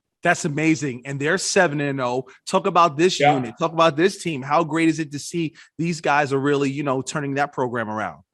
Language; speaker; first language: English; native; English